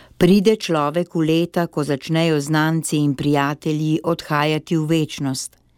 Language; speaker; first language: Slovenian; native; Slovenian